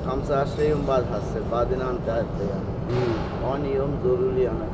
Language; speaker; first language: Arabic; non-native, learner; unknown